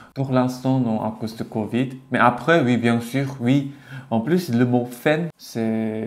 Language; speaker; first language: French; non-native, learner; Korean